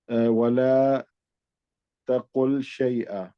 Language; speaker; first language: Arabic; non-native, learner; Urdu